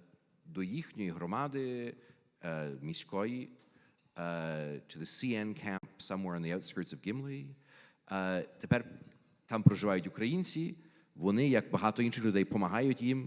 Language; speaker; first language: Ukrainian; early bilingual, heritage; Ukrainian